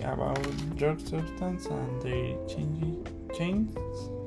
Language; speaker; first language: English; non-native, learner; Spanish